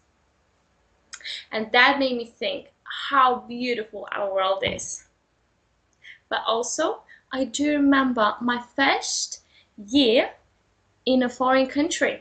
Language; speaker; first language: English; non-native, fluent; Lithuanian